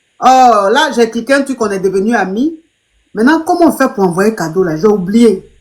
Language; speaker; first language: French; non-native, local second language; Lingala